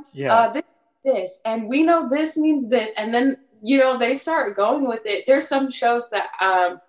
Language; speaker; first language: English; early bilingual, other home language; French